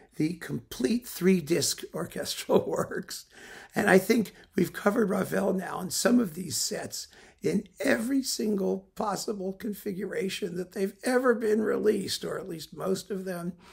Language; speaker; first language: English; native; English